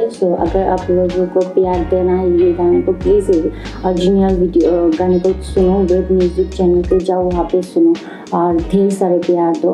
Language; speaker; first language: Hindi; non-native, fluent; Bangla